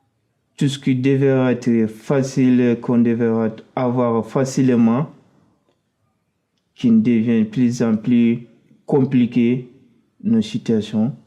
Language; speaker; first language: French; non-native, fluent; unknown